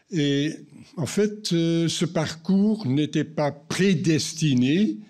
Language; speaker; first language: French; non-native, fluent; Dutch